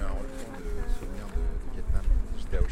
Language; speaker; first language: French; native; French